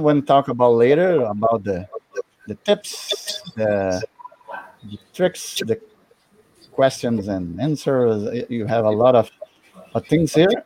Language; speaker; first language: English; non-native, learner; Portuguese